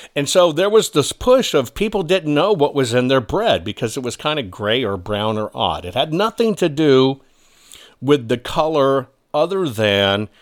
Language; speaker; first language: English; early bilingual, other home language; German